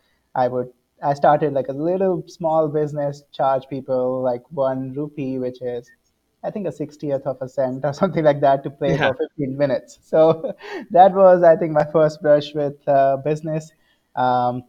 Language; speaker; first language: English; non-native, local second language; Hindi